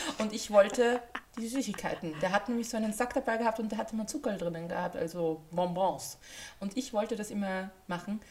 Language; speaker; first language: German; native; German